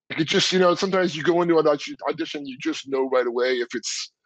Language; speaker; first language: English; native; English